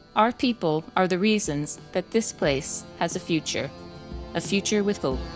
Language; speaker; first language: English; native; English